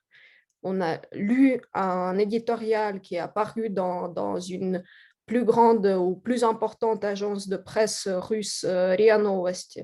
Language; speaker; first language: French; non-native, fluent; Russian